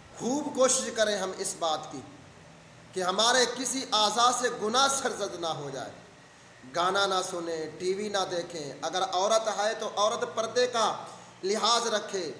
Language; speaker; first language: Urdu; non-native, local second language; Saraiki